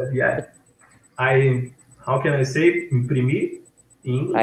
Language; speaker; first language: English; non-native, learner; Portuguese